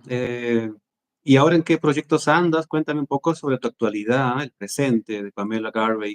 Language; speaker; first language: Spanish; native; Spanish